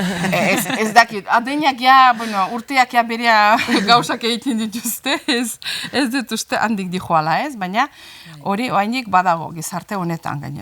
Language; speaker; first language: Basque; non-native, fluent; Azerbaijani